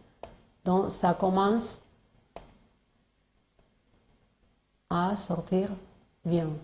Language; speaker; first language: French; non-native, fluent; Spanish